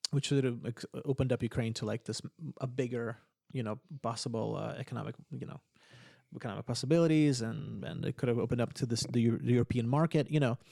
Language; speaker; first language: English; early bilingual, other home language; Ukrainian